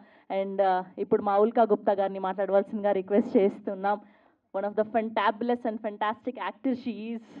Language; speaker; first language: Telugu; native; Telugu